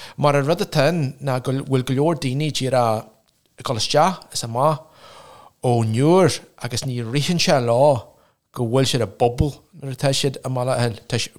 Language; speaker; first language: Irish; non-native, local second language; English